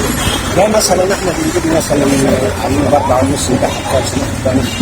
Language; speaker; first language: Arabic; native; Arabic